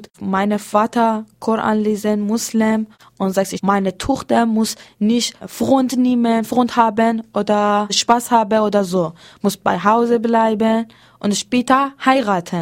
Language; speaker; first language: German; non-native, learner; Persian